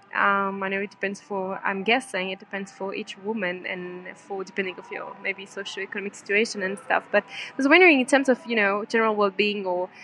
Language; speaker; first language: English; non-native, fluent; French